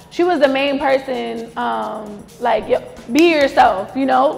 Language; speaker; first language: English; native; English